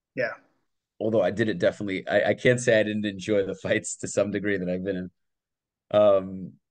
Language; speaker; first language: English; native; English